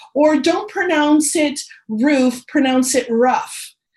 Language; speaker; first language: English; native; English